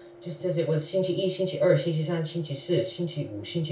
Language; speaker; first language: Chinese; early bilingual, heritage; English